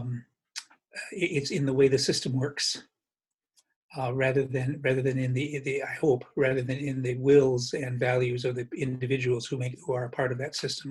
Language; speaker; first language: English; native; English